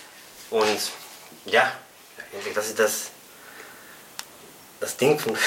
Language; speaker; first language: German; non-native, fluent; Spanish